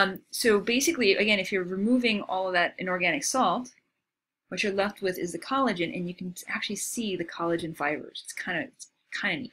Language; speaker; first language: English; native; English